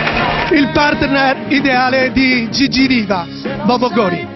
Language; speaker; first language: Italian; native; Italian